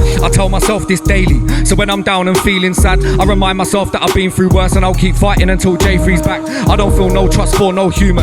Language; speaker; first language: English; native; English